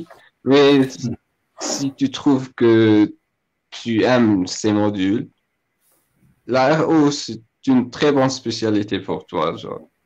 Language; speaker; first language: French; non-native, local second language; Arabic